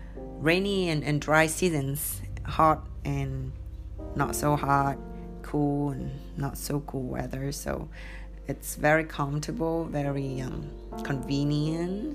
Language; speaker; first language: English; non-native, fluent; Vietnamese